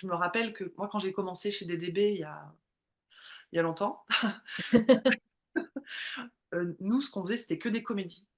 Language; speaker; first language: French; native; French